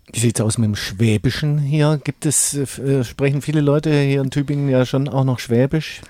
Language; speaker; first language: German; native; German